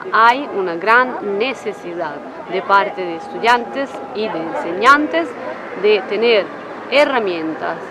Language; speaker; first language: Spanish; non-native, fluent; Italian